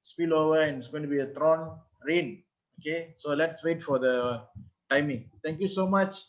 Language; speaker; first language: English; non-native, local second language; Tamil